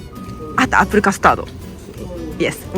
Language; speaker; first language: Japanese; native; Japanese